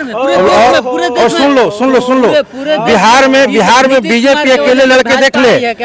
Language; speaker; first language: Hindi; native; Hindi